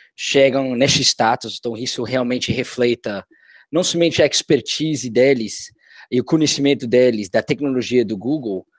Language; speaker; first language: Portuguese; non-native, fluent; English